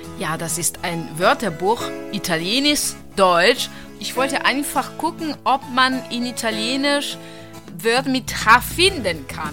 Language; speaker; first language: German; non-native, fluent; Italian